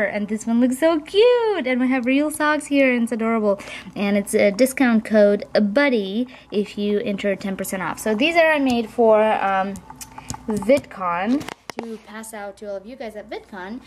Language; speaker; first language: English; non-native, fluent; Russian